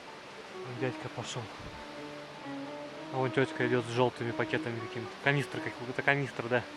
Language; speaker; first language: Russian; native; Russian